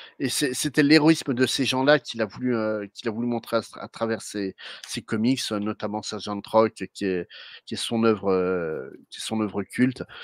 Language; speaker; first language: French; native; French